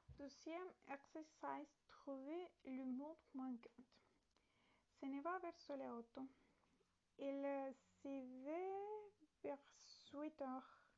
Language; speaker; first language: French; non-native, learner; Italian